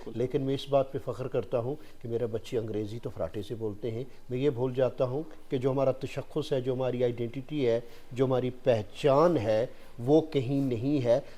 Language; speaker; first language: Urdu; non-native, local second language; Gujari